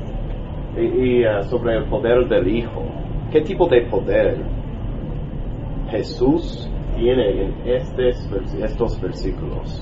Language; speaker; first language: Spanish; non-native, learner; English